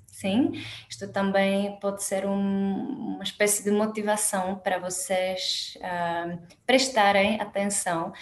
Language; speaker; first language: Portuguese; non-native, fluent; Czech